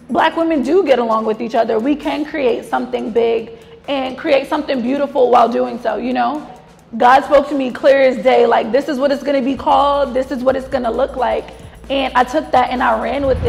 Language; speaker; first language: English; native; English